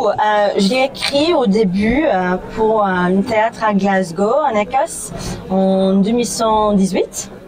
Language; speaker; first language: French; non-native, fluent; English